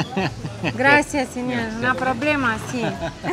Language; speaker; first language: Spanish; non-native, learner; Romanian